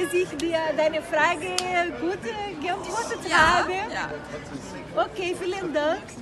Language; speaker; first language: German; non-native, learner; Portuguese